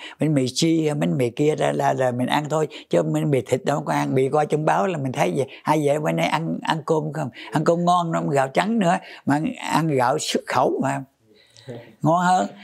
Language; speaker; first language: Vietnamese; native; Vietnamese